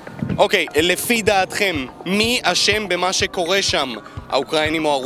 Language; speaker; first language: Hebrew; native; Hebrew